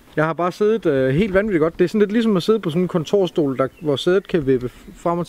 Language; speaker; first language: Danish; native; Danish